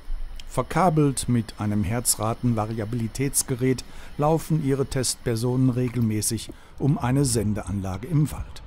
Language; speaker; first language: German; native; German